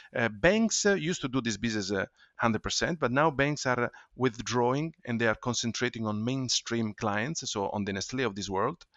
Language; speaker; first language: English; non-native, fluent; Italian